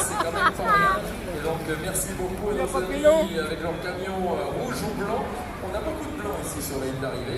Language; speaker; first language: French; native; French